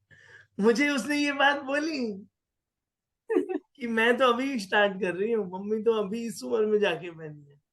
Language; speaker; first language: Hindi; native; Hindi